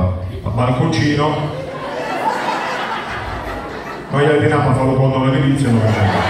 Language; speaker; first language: Italian; native; Italian